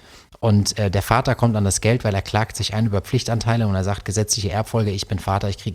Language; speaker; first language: German; native; German